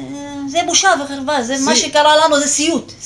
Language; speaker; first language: Hebrew; non-native, local second language; Arabic